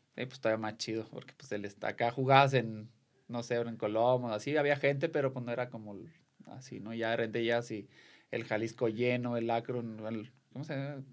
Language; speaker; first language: Spanish; native; Spanish